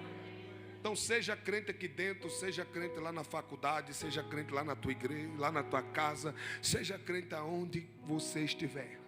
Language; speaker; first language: Portuguese; native; Portuguese